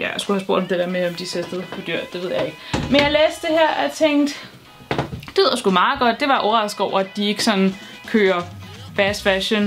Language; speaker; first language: Danish; native; Danish